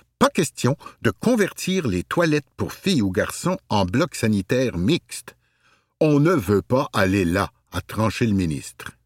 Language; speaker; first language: French; native; French